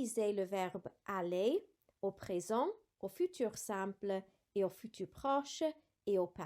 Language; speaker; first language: French; non-native, fluent; Welsh